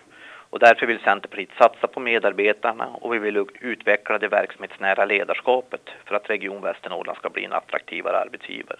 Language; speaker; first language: Swedish; native; Swedish